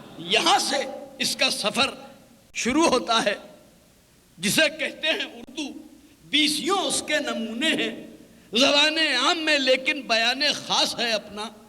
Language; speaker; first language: Urdu; native; Urdu